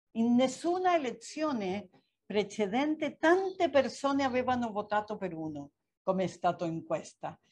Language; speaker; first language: Italian; non-native, fluent; Spanish